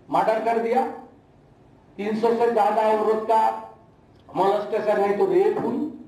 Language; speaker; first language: Hindi; non-native, local second language; Bangla